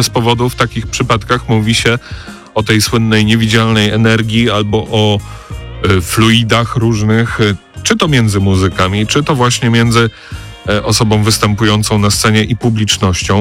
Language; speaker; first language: Polish; native; Polish